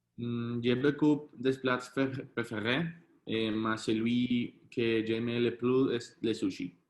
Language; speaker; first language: French; non-native, learner; Spanish